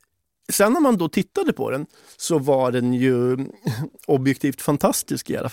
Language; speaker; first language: Swedish; native; Swedish